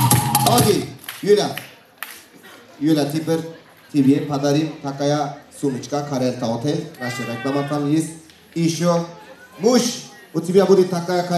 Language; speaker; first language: Russian; non-native, learner; Turkish